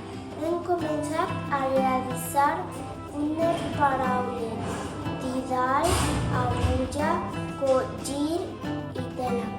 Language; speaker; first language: Catalan; non-native, local second language; Spanish